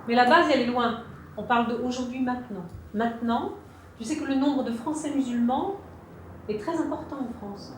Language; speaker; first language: French; native; French